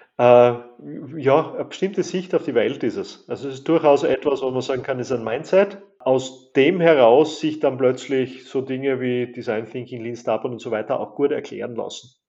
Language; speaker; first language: German; native; German